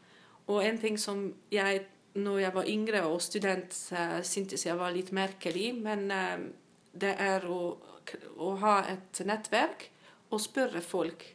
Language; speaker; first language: Norwegian; non-native, fluent; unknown